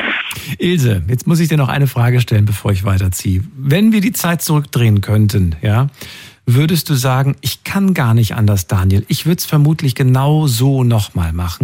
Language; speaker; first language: German; native; German